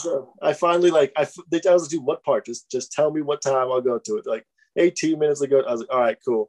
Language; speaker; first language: English; native; English